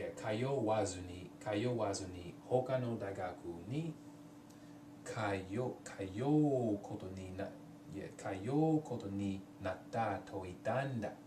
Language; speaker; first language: Japanese; non-native, learner; English